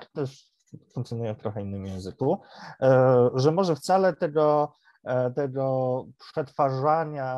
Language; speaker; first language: Polish; native; Polish